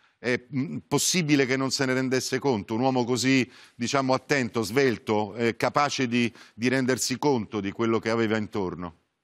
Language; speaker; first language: Italian; native; Italian